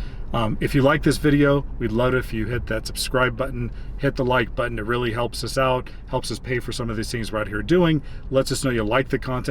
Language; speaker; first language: English; native; English